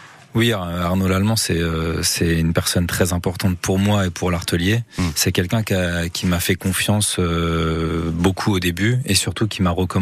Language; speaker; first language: French; native; French